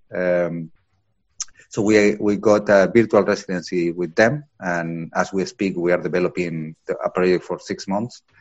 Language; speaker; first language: English; non-native, fluent; Spanish